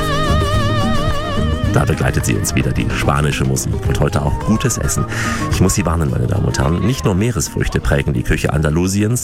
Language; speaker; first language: German; native; German